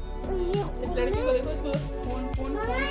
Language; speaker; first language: Hindi; native; Hindi